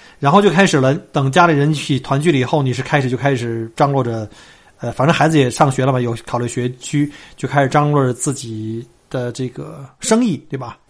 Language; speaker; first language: Chinese; native; Chinese